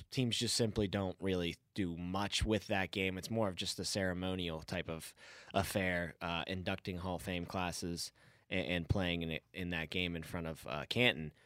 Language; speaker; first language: English; native; English